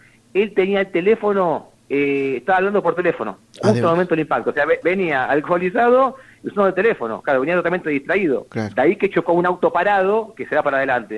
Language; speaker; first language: Spanish; native; Spanish